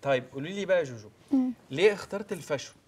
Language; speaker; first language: Arabic; native; Arabic